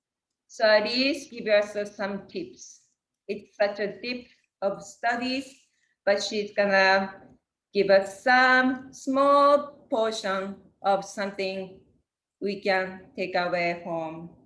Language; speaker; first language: English; non-native, learner; Japanese